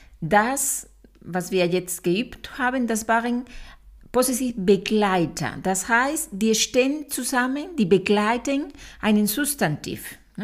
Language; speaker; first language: German; non-native, fluent; Spanish